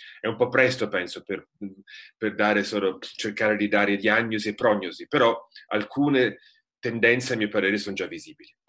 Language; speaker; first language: Italian; native; Italian